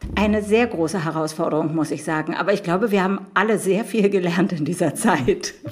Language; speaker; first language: German; native; German